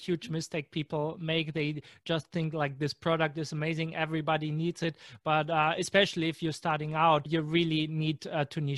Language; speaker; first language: English; non-native, fluent; German